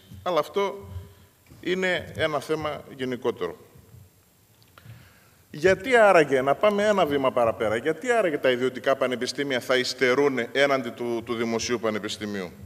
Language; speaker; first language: Greek; native; Greek